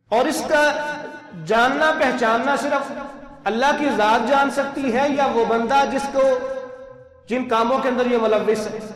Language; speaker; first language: Urdu; non-native, local second language; Punjabi